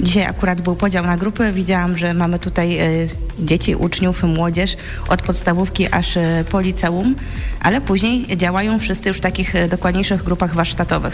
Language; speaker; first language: Polish; native; Polish